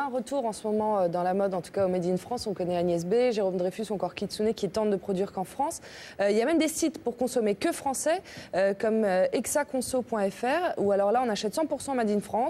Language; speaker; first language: French; native; French